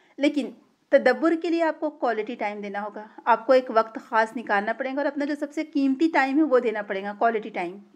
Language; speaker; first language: Urdu; native; Urdu